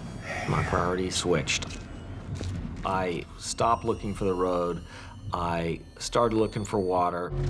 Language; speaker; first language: English; native; English